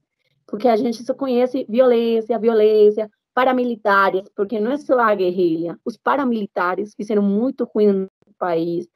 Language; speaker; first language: Portuguese; non-native, fluent; Spanish